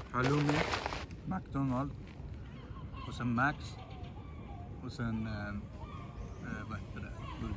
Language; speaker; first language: Swedish; early bilingual, other home language; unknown